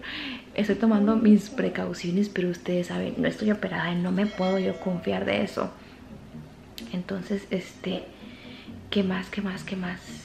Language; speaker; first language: Spanish; native; Spanish